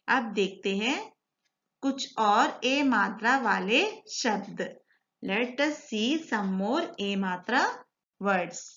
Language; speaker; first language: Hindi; non-native, local second language; Telugu